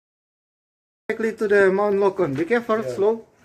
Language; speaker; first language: English; non-native, learner; Indonesian